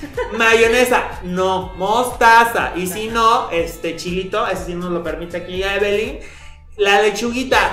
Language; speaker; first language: Spanish; native; Spanish